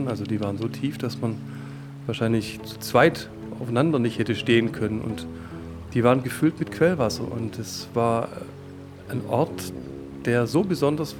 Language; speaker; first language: German; native; German